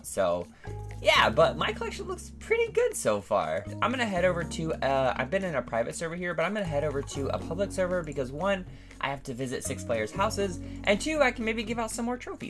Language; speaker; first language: English; native; English